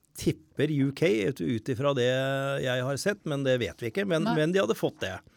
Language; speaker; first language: Norwegian; native; Norwegian